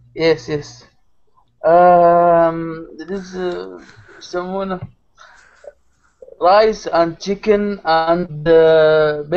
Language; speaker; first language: English; non-native, learner; Arabic